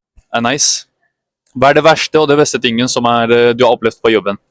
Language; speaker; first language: Norwegian; native; Norwegian